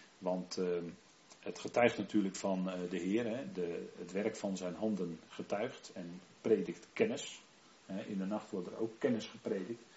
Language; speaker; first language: Dutch; native; Dutch